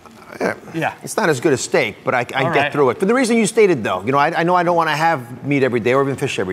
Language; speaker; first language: English; native; English